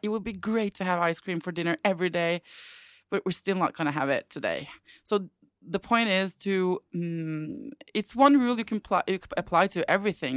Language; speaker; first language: English; non-native, fluent; Norwegian